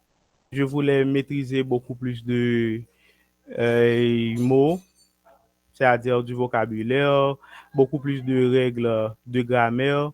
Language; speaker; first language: French; non-native, local second language; Haitian Creole